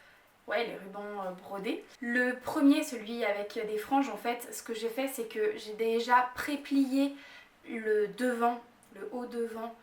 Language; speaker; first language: French; native; French